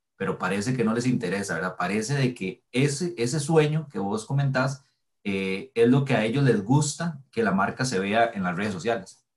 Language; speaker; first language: Spanish; native; Spanish